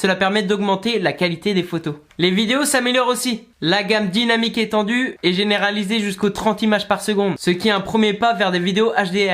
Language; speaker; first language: French; native; French